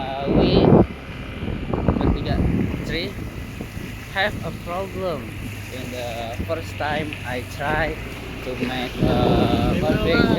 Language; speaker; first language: English; non-native, learner; Indonesian